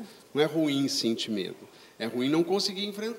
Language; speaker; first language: Portuguese; native; Portuguese